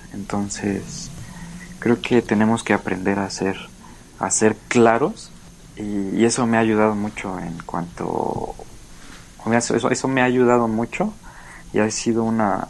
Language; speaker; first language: Spanish; native; Spanish